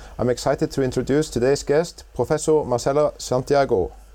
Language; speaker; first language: English; non-native, fluent; Norwegian